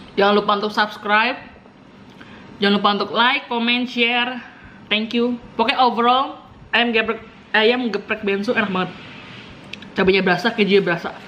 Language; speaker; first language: Indonesian; native; Indonesian